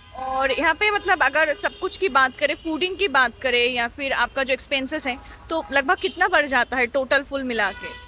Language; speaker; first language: Hindi; non-native, local second language; Bangla